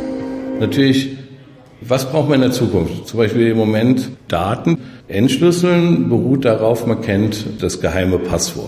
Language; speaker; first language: German; native; German